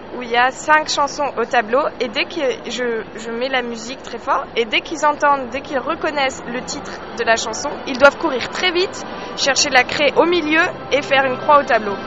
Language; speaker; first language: French; native; French